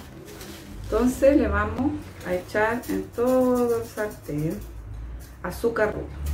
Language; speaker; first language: Spanish; native; Spanish